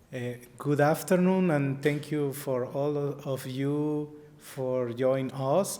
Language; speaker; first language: English; non-native, learner; Spanish